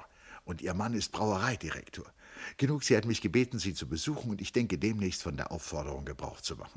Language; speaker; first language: German; native; German